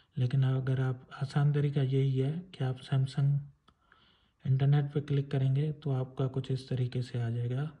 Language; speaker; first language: Urdu; non-native, local second language; Sindhi